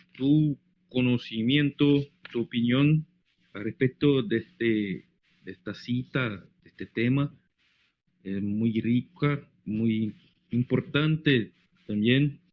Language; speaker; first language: Spanish; non-native, learner; Portuguese